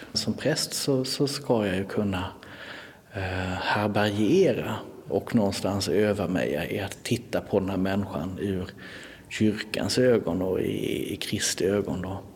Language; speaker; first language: Swedish; native; Swedish